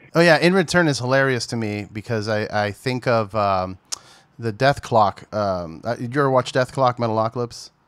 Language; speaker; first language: English; native; English